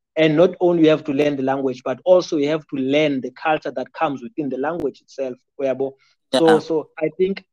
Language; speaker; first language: English; non-native, local second language; Xhosa